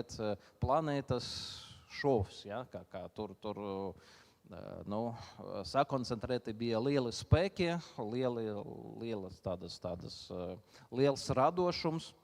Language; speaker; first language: Latvian; non-native, local second language; Russian